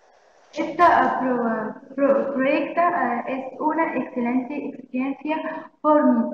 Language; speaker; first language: Spanish; non-native, learner; Arabic